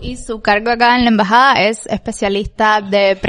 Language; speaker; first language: Spanish; native; Spanish